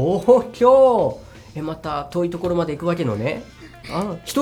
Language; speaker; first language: Japanese; native; Japanese